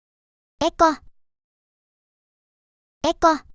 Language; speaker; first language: Japanese; native; Japanese